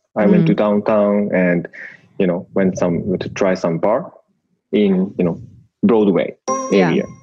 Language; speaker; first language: English; non-native, learner; Japanese